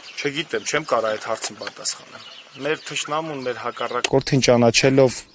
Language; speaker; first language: Armenian; native; Armenian